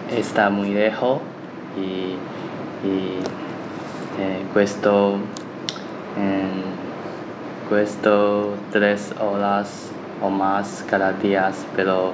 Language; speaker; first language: Spanish; non-native, learner; Chinese